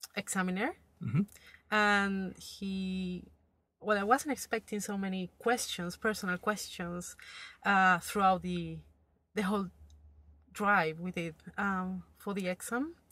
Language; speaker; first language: English; non-native, fluent; Spanish